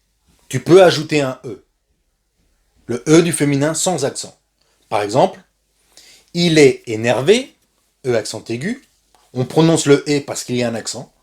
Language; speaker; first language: French; non-native, fluent; Spanish